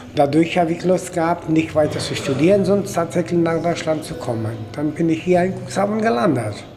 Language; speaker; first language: German; early bilingual, other home language; Portuguese